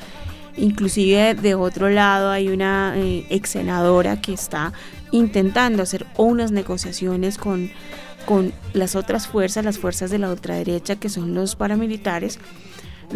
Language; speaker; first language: Spanish; native; Spanish